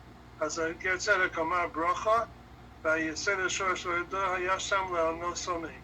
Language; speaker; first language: Hebrew; non-native, fluent; English